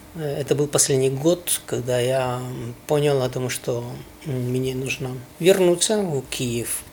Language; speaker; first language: Russian; non-native, fluent; Spanish